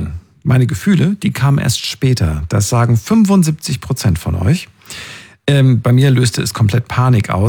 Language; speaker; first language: German; native; German